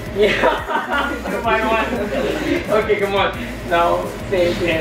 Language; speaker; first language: English; non-native, fluent; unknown